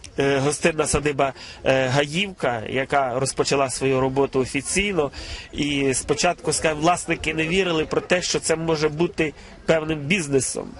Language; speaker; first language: Ukrainian; native; Ukrainian